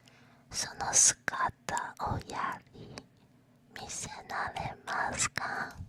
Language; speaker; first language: Japanese; non-native, learner; Chinese